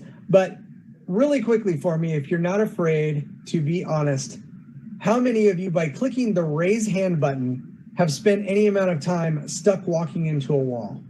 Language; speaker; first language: English; native; English